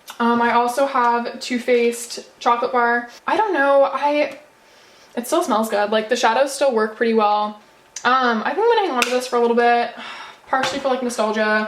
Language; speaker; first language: English; native; English